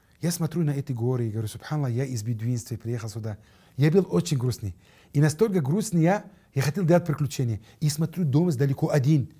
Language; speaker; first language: Russian; non-native, fluent; Arabic